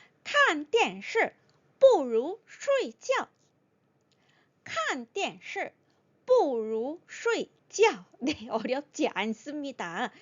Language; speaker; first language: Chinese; non-native, fluent; Korean